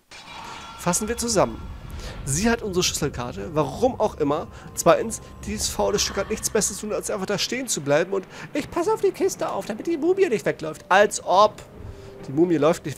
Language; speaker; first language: German; native; German